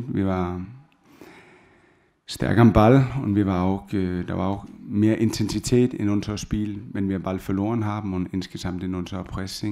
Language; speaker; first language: German; non-native, fluent; Danish